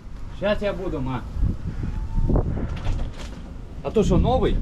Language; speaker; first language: Russian; native; Russian